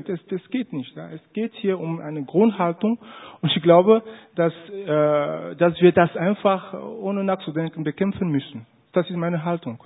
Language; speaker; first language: German; non-native, fluent; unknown